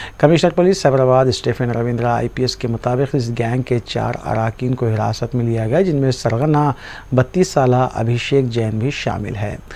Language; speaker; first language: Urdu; native; Urdu